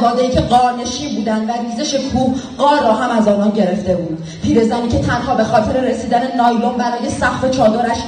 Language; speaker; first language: Persian; non-native, local second language; Kurdish